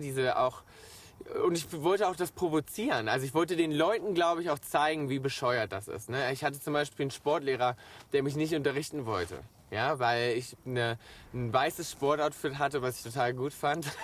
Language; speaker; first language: German; native; German